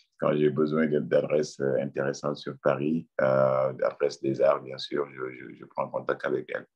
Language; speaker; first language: French; non-native, local second language; Wolof